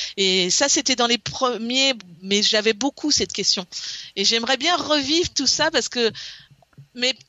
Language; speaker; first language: French; native; French